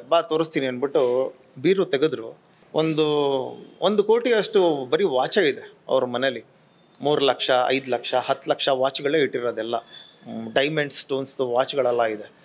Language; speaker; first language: Kannada; native; Kannada